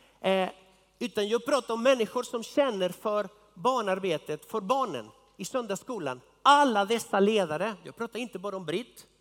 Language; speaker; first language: Swedish; non-native, fluent; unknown